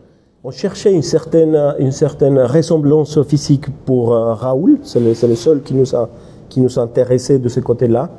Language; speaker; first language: French; non-native, fluent; Spanish